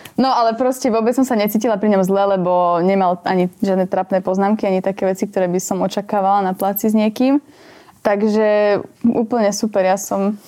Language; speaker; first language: Slovak; native; Slovak